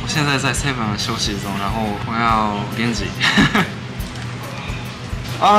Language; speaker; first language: Chinese; non-native, fluent; Japanese